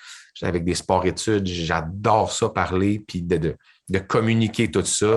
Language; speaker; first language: French; native; French